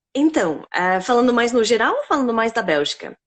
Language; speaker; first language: Portuguese; non-native, fluent; English